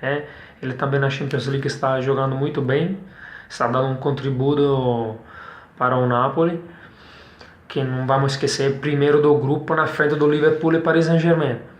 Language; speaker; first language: Portuguese; non-native, fluent; Italian